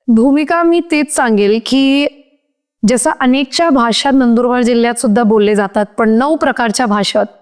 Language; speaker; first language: Marathi; non-native, local second language; Hindi